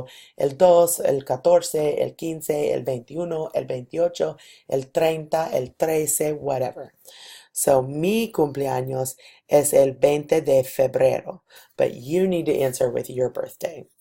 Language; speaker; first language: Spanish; non-native, fluent; English